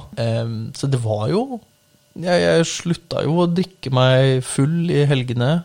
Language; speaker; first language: Norwegian; native; Norwegian